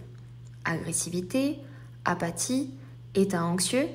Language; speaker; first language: French; native; French